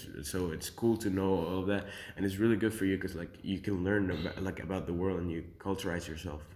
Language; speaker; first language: English; early bilingual, other home language; Spanish